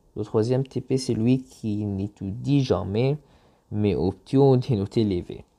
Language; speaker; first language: French; non-native, learner; Arabic